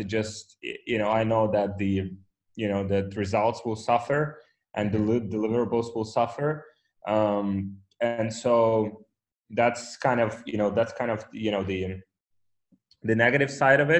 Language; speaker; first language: English; non-native, fluent; Ukrainian